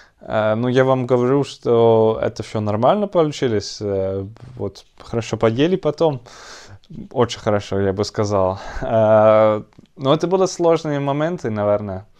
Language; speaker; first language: Russian; non-native, learner; Dutch